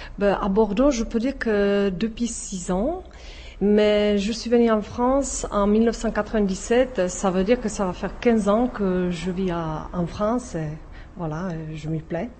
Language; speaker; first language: French; non-native, fluent; Czech